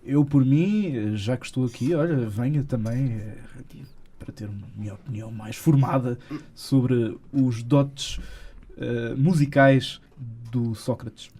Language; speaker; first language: Portuguese; native; Portuguese